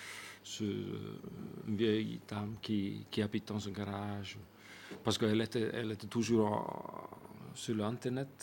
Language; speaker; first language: French; non-native, fluent; Icelandic